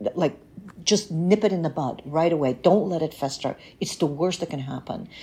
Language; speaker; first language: English; early bilingual, other home language; Bulgarian